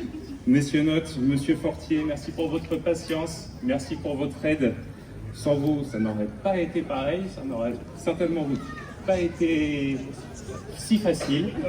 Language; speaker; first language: French; native; French